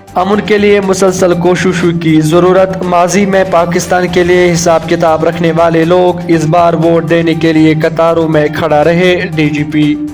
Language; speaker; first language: Urdu; non-native, local second language; Kashmiri